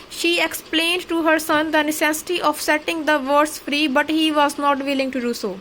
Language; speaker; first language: English; non-native, local second language; Punjabi